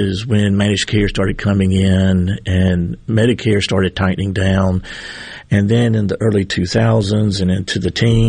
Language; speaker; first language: English; native; English